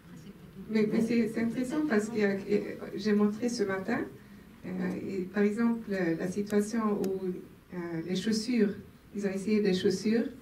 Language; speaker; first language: French; non-native, local second language; Swedish